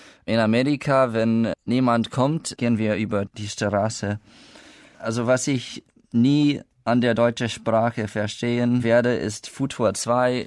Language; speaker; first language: German; non-native, fluent; English